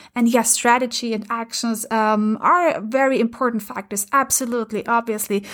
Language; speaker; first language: English; non-native, fluent; German